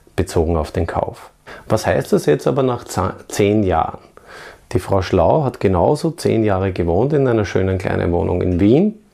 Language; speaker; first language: German; native; German